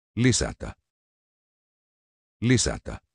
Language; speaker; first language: Finnish; non-native, learner; Arabic